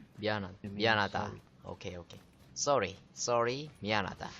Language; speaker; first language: English; non-native, learner; Korean